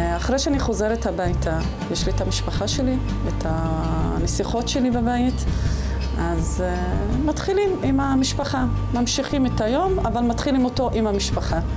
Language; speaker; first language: Hebrew; non-native, local second language; Arabic